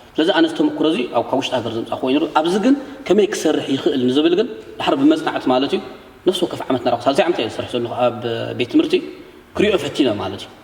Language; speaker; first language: Tigrinya; native; Tigrinya